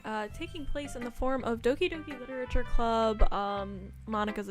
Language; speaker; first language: English; native; English